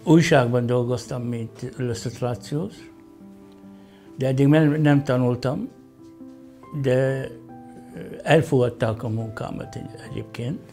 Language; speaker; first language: Hungarian; non-native, fluent; Arabic